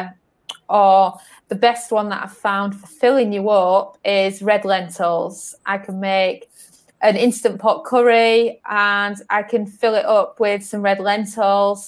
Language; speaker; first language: English; native; English